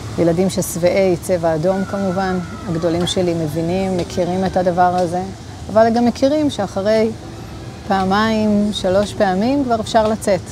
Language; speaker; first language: Hebrew; native; Hebrew